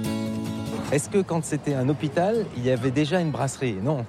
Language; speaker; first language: French; native; French